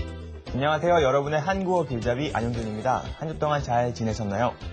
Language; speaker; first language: Korean; native; Korean